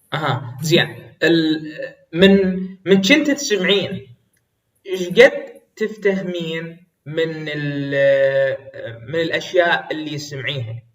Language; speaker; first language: Arabic; native; Arabic